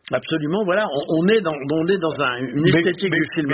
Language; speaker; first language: French; native; French